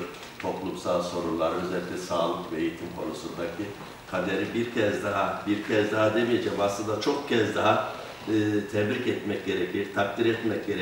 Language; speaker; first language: Turkish; native; Turkish